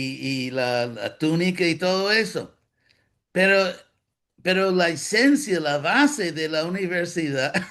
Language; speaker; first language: Spanish; non-native, fluent; English